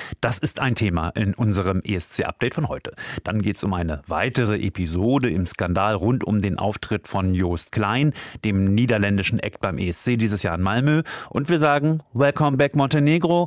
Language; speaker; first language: German; native; German